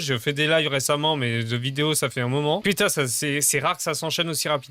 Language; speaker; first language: French; native; French